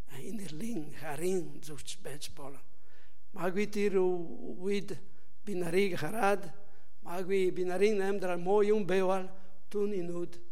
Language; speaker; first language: Mongolian; non-native, learner; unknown